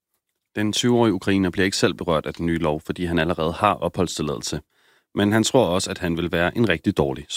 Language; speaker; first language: Danish; native; Danish